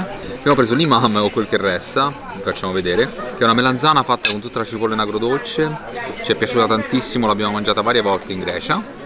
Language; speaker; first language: Italian; native; Italian